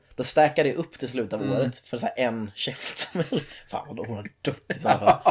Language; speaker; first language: Swedish; native; Swedish